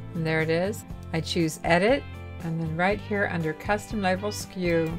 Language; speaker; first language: English; native; English